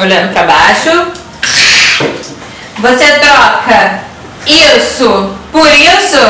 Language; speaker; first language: Portuguese; native; Portuguese